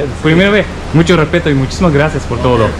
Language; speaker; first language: Spanish; non-native, learner; Japanese